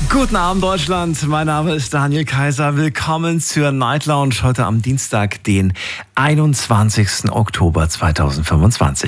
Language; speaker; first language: German; native; German